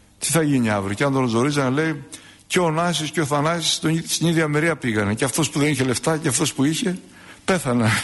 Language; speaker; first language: Greek; native; Greek